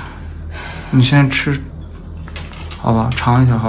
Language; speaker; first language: Chinese; native; Chinese